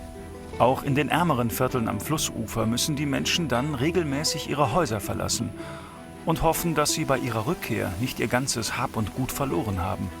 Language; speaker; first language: German; native; German